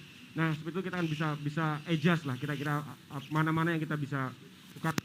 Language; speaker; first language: Indonesian; native; Indonesian